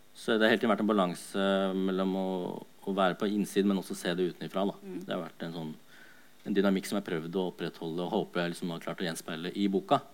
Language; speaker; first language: Norwegian; early bilingual, other home language; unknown